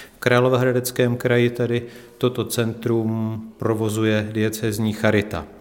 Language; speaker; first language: Czech; native; Czech